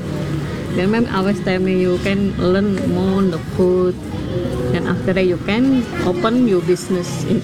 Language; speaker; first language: English; non-native, learner; Indonesian